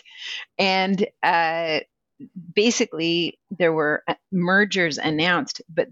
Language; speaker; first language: English; native; English